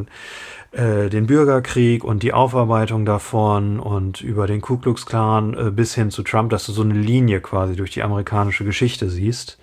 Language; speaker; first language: German; native; German